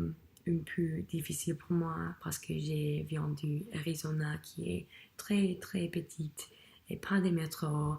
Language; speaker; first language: French; non-native, learner; English